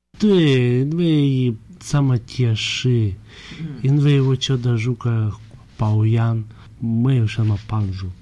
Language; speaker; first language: Chinese; non-native, learner; Russian